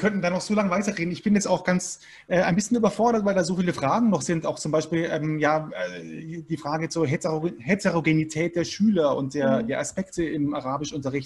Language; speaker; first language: German; native; German